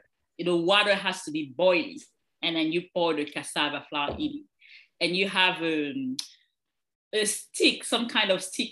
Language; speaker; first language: English; non-native, local second language; French